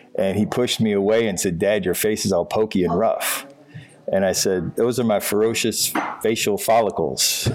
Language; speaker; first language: English; native; English